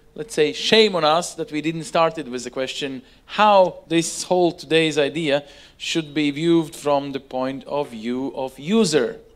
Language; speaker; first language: English; non-native, fluent; Latvian